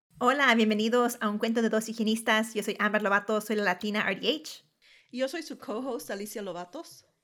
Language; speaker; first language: Spanish; early bilingual, heritage; Spanish